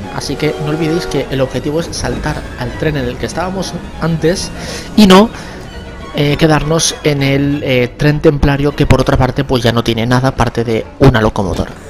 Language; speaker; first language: Spanish; native; Spanish